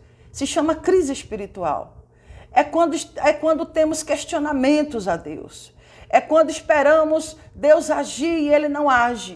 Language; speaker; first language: Portuguese; native; Portuguese